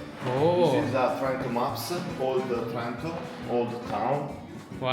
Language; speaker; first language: English; non-native, learner; Thai